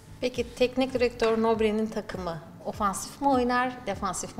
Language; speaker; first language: Turkish; native; Turkish